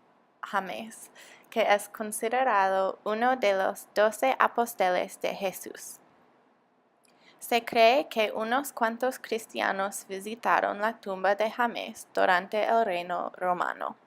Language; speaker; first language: Spanish; non-native, learner; English